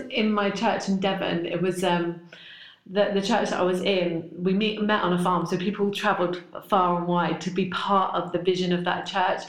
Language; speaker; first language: English; native; English